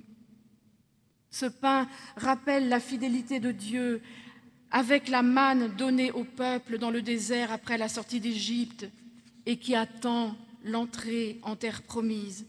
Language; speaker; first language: French; native; French